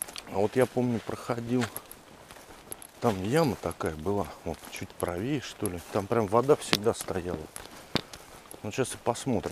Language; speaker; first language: Russian; native; Russian